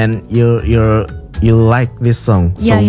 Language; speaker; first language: English; non-native, fluent; Indonesian